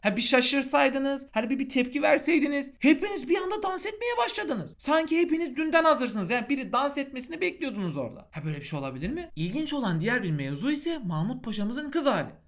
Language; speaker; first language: Turkish; native; Turkish